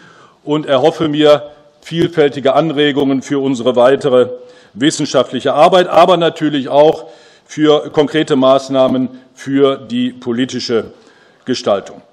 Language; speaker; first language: German; native; German